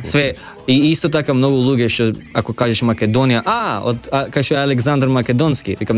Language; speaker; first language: Macedonian; early bilingual, heritage; Macedonian